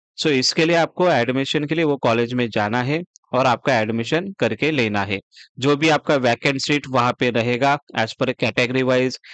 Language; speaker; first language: Hindi; non-native, local second language; Marathi